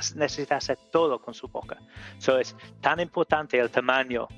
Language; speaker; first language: Spanish; non-native, learner; English